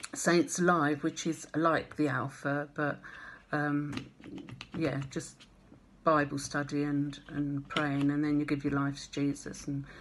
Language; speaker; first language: English; native; English